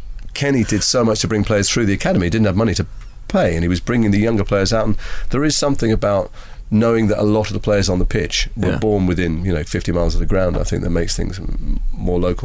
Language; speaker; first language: English; native; English